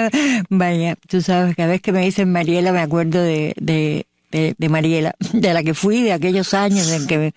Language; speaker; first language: Spanish; native; Spanish